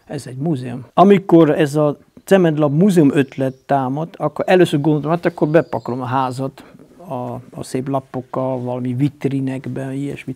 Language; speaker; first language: Hungarian; non-native, fluent; Dutch